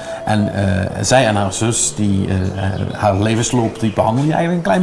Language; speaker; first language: Dutch; native; Dutch